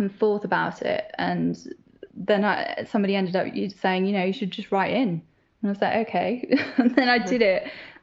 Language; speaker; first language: English; native; English